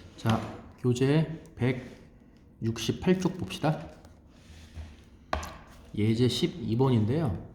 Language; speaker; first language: Korean; native; Korean